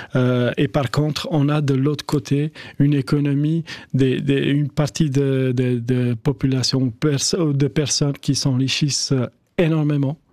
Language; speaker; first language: French; non-native, fluent; Albanian